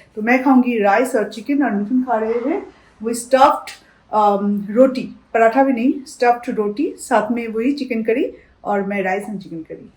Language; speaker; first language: Hindi; non-native, local second language; Bangla